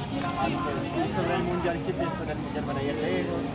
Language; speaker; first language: Spanish; non-native, fluent; French